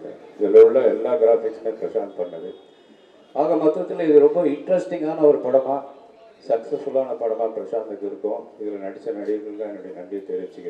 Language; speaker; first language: Tamil; native; Tamil